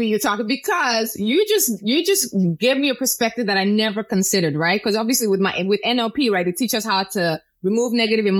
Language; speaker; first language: English; non-native, local second language; Yoruba